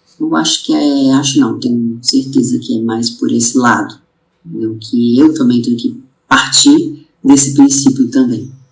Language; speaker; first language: Portuguese; native; Portuguese